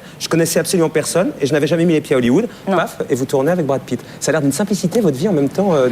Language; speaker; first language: French; native; French